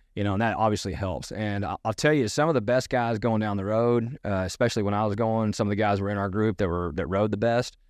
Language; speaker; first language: English; native; English